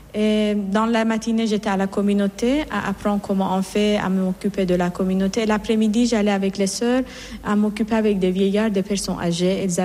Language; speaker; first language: French; non-native, fluent; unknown